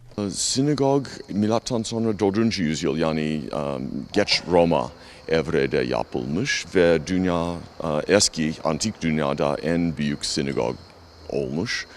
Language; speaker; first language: Turkish; non-native, learner; English